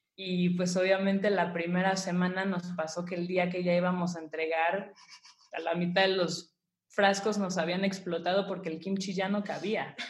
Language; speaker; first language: Spanish; native; Spanish